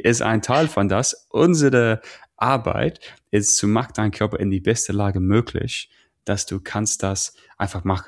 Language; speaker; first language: German; non-native, learner; English